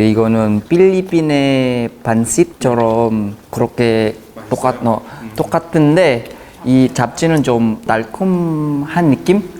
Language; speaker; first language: Korean; non-native, fluent; Filipino